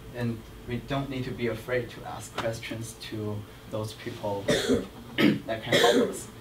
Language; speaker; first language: English; non-native, fluent; Chinese